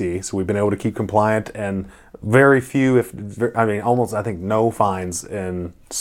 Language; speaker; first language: English; native; English